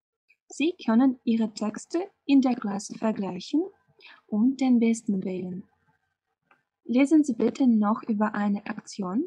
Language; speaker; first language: German; non-native, fluent; Russian